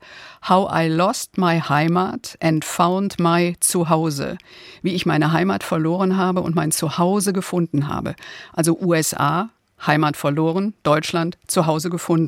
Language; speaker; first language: German; native; German